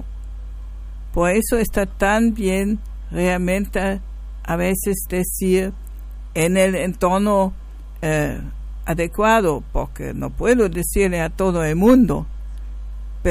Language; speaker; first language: Spanish; native; Spanish